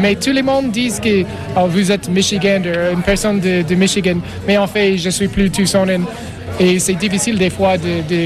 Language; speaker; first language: French; non-native, fluent; English